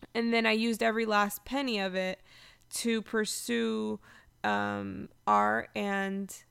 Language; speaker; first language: English; native; English